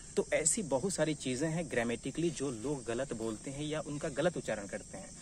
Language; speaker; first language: Hindi; native; Hindi